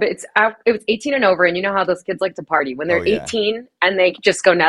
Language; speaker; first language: English; native; English